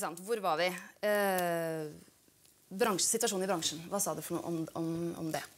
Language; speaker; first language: Norwegian; native; Norwegian